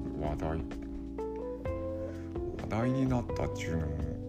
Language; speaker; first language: Japanese; native; Japanese